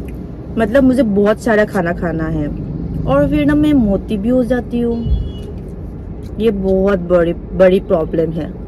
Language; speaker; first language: Hindi; non-native, local second language; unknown